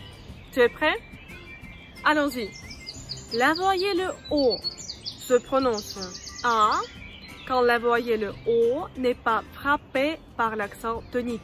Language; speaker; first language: French; non-native, fluent; Russian